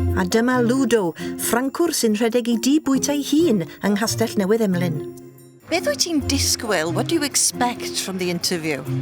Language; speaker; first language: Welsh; native; Welsh